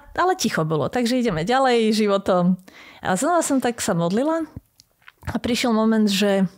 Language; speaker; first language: Slovak; native; Slovak